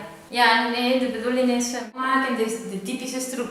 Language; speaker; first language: Dutch; non-native, learner; Spanish